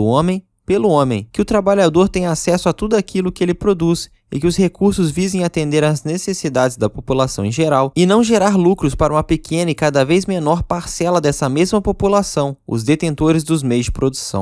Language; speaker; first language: Portuguese; native; Portuguese